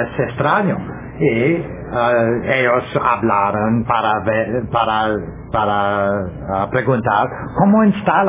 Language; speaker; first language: Spanish; non-native, learner; English